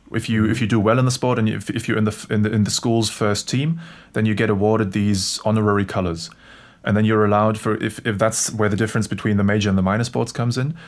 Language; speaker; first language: English; non-native, fluent; German